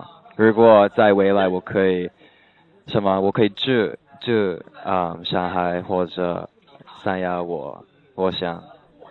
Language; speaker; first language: Chinese; non-native, learner; English